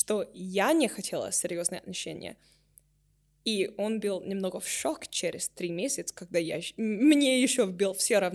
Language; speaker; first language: Russian; non-native, learner; English